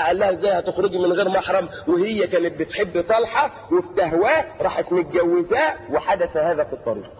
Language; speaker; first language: Arabic; native; Arabic